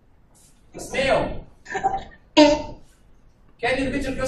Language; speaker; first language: English; non-native, learner; Arabic